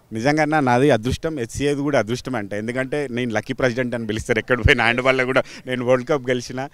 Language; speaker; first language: Telugu; native; Telugu